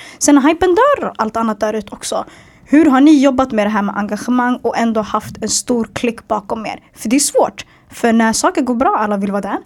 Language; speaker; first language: Swedish; early bilingual, other home language; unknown